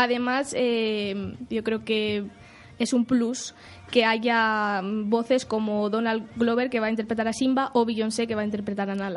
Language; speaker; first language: Spanish; native; Spanish